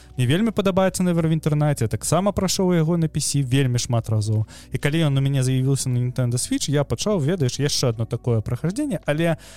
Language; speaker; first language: Belarusian; non-native, local second language; Russian